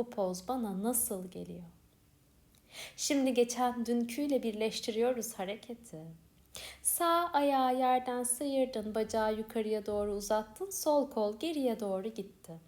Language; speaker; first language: Turkish; native; Turkish